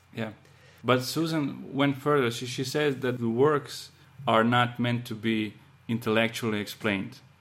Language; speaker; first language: English; non-native, fluent; Slovenian